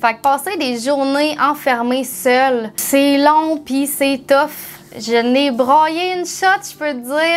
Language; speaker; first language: French; native; French